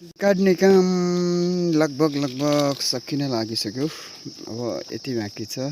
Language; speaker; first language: Nepali; native; Nepali